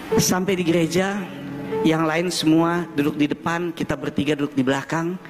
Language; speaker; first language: Indonesian; early bilingual, heritage; German